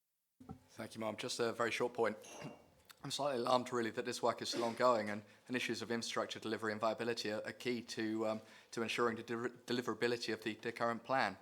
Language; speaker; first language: English; native; English